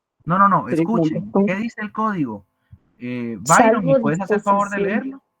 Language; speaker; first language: Spanish; native; Spanish